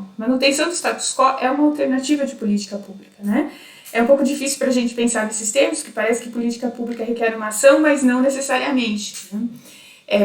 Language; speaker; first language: Portuguese; native; Portuguese